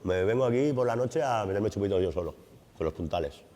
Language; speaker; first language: Spanish; native; Spanish